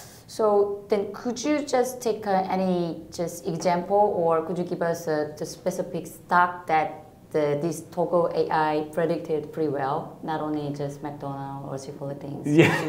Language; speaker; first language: English; non-native, fluent; Korean